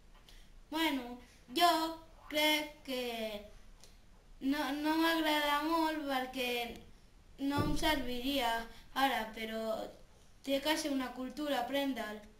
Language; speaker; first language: Catalan; non-native, local second language; Spanish